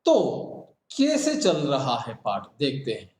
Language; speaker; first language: Hindi; non-native, local second language; Kannada